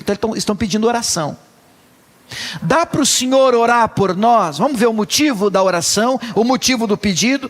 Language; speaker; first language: Portuguese; native; Portuguese